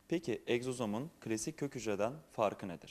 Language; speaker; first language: Turkish; native; Turkish